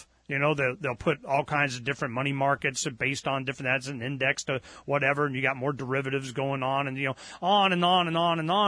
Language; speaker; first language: English; native; English